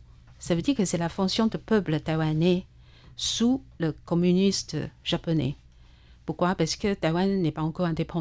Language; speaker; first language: French; non-native, learner; Chinese